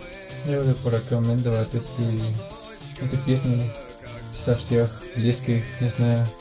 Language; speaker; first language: Russian; non-native, learner; Spanish